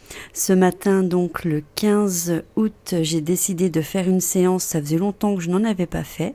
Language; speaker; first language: French; native; French